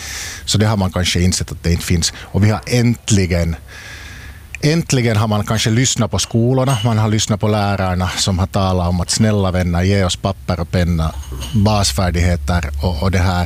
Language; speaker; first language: Swedish; native; Swedish